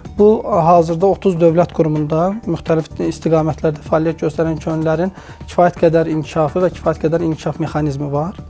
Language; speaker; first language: Azerbaijani; native; Azerbaijani